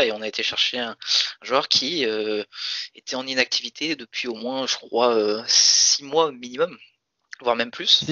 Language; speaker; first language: French; native; French